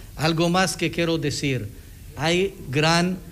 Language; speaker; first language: Spanish; non-native, fluent; Hebrew